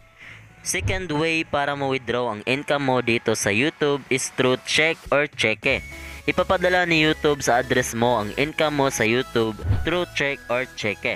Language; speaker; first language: Filipino; native; Filipino